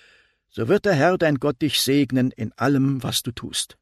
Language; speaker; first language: German; native; German